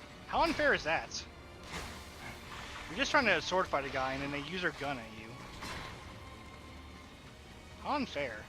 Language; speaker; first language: English; native; English